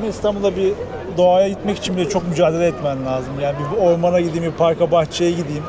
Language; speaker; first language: Turkish; native; Turkish